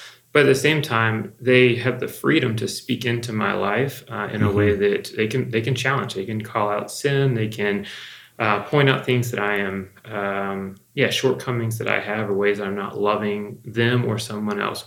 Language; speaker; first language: English; native; English